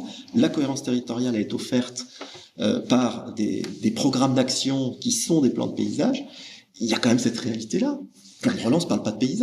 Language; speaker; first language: French; native; French